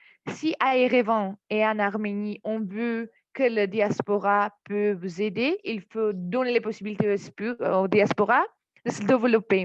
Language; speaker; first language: French; non-native, fluent; Armenian